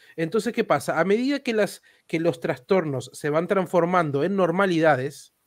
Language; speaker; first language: Spanish; native; Spanish